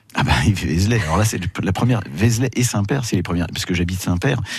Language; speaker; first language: French; native; French